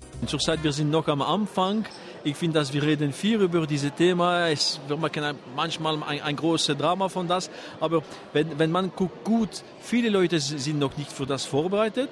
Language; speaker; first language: German; non-native, fluent; French